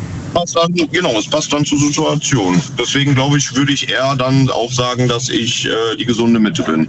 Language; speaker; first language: German; native; German